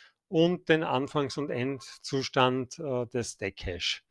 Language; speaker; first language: German; native; German